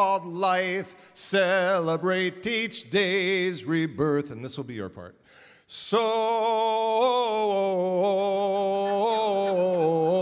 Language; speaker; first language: English; native; English